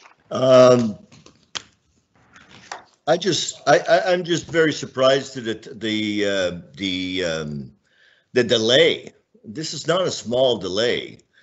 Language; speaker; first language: English; non-native, local second language; French